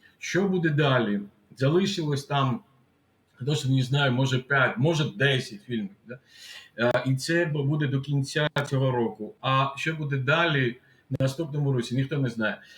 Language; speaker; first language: Ukrainian; non-native, fluent; Georgian